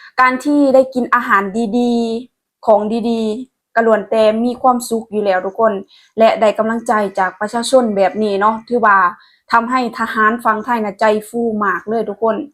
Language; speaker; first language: Thai; non-native, local second language; Lao